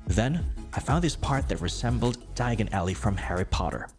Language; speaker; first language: English; non-native, local second language; Cebuano